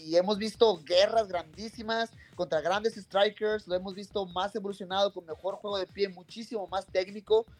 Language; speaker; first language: Spanish; native; Spanish